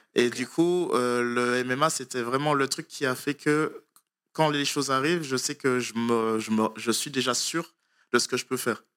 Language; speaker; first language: French; native; French